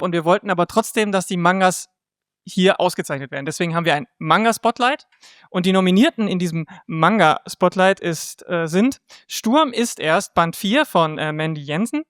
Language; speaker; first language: German; native; German